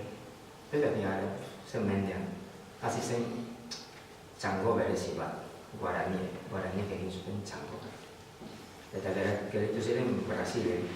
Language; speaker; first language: Basque; non-native, learner; Spanish